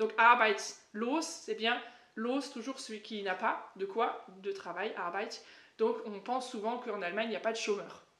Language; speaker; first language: French; native; French